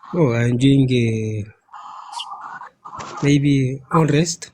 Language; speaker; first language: English; non-native, learner; Amharic